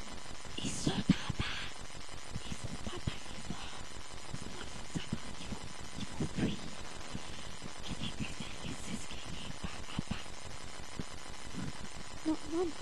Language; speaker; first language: French; native; French